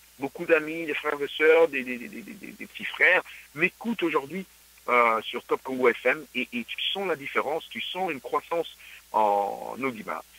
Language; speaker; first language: French; non-native, local second language; Luba-Lulua